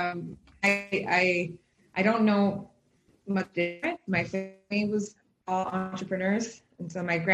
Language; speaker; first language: English; native; English